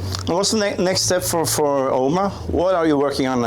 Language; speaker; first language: English; non-native, fluent; Norwegian